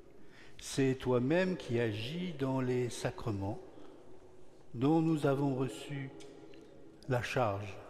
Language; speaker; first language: French; native; French